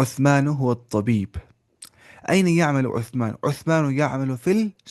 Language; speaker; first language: Arabic; non-native, fluent; Urdu